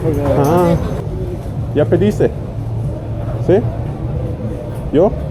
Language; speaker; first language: Spanish; non-native, learner; German